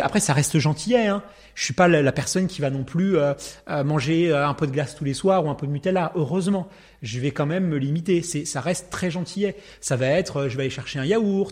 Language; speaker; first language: French; native; French